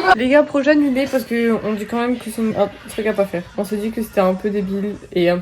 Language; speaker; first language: French; native; French